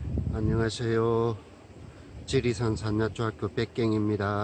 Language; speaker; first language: Korean; native; Korean